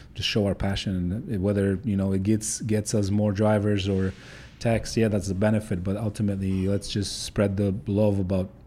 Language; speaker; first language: English; non-native, fluent; Polish